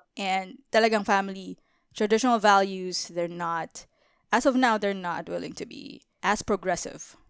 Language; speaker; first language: English; non-native, local second language; Filipino